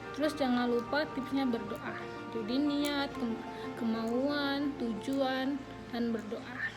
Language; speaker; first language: Indonesian; native; Indonesian